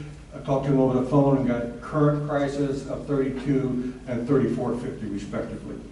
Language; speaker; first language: English; native; English